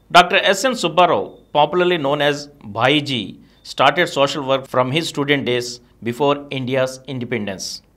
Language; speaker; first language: English; non-native, local second language; Telugu